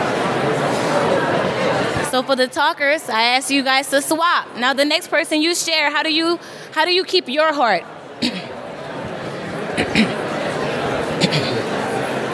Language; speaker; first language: English; native; English